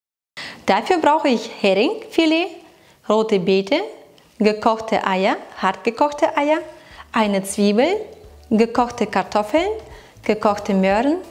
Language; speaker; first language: German; non-native, fluent; Russian